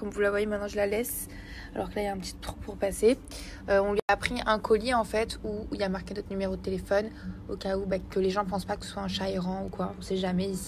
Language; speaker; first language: French; native; French